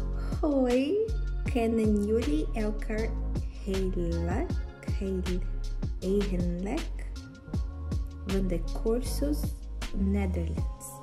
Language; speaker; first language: Dutch; non-native, learner; Portuguese